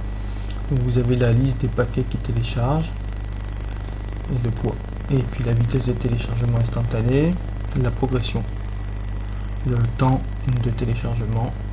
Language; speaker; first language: French; native; French